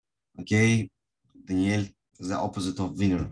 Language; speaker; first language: English; non-native, fluent; Russian